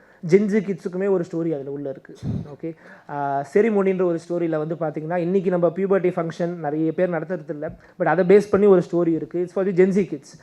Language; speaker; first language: Tamil; native; Tamil